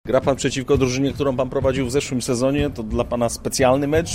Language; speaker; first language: Polish; native; Polish